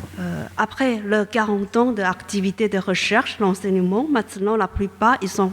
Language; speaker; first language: French; non-native, fluent; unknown